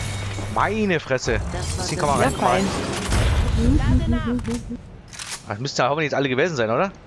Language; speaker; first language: German; native; German